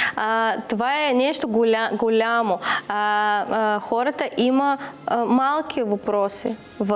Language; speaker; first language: Bulgarian; non-native, learner; Russian